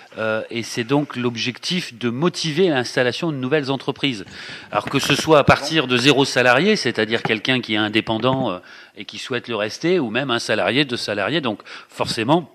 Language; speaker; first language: French; native; French